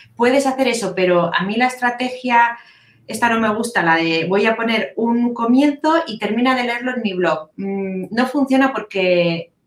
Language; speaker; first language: Spanish; native; Spanish